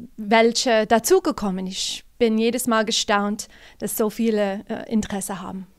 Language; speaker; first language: German; non-native, fluent; English